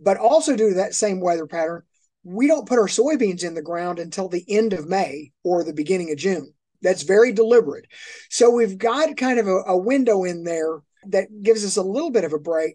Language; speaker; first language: English; native; English